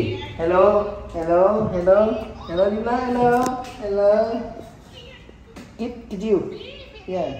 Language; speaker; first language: English; non-native, learner; Vietnamese